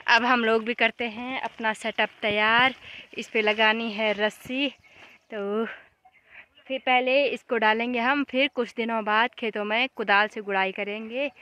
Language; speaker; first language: Hindi; non-native, local second language; Garhwali